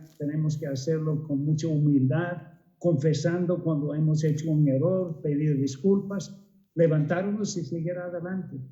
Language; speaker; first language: Spanish; non-native, fluent; English